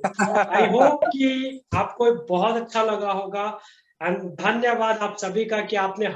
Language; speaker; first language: Hindi; native; Hindi